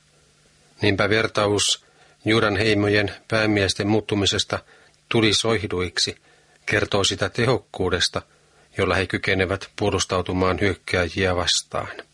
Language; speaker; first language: Finnish; native; Finnish